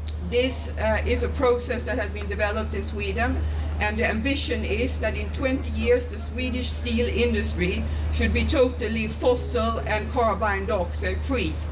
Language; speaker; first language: English; non-native, fluent; Swedish